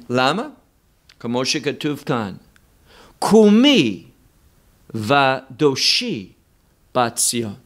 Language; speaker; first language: Hebrew; non-native, fluent; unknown